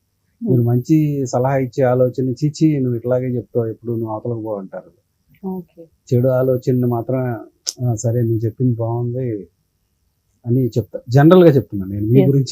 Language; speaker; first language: Telugu; native; Telugu